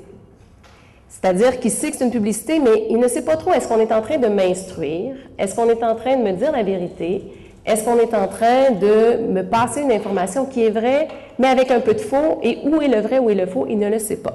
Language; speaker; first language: French; native; French